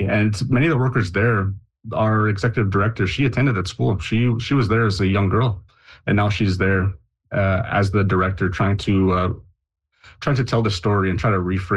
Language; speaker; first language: English; native; English